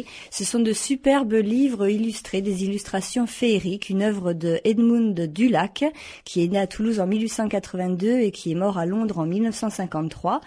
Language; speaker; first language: French; native; French